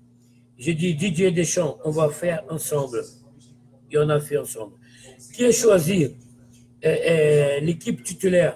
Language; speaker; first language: French; non-native, fluent; Portuguese